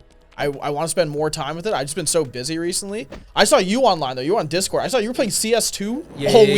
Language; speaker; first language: English; native; English